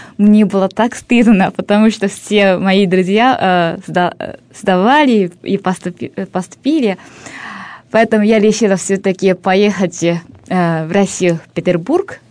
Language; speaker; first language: Russian; non-native, fluent; Japanese